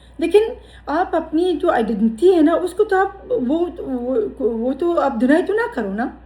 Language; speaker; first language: Urdu; non-native, fluent; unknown